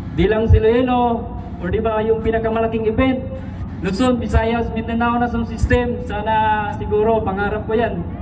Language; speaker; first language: Filipino; non-native, local second language; Cebuano